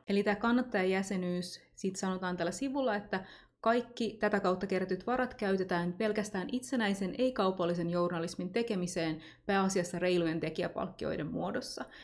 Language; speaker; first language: Finnish; native; Finnish